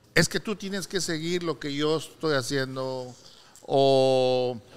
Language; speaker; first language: Spanish; native; Spanish